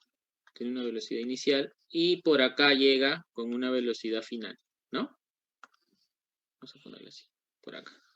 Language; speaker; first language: Spanish; native; Spanish